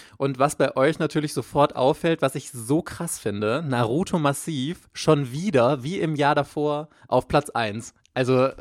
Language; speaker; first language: German; native; German